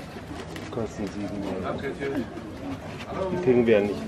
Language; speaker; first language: German; native; German